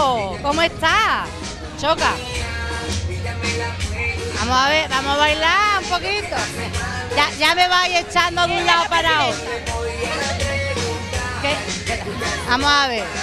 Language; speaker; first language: Spanish; native; Spanish